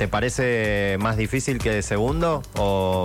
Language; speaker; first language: Spanish; native; Spanish